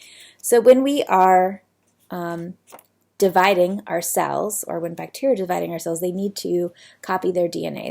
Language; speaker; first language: English; native; English